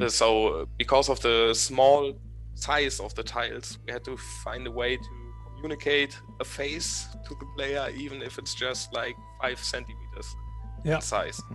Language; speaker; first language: English; non-native, fluent; German